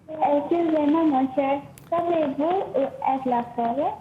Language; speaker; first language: French; non-native, learner; Malay